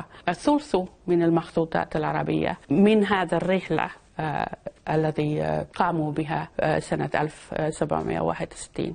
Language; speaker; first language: Arabic; non-native, fluent; Danish